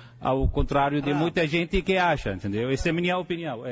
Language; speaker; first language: Portuguese; non-native, fluent; Arabic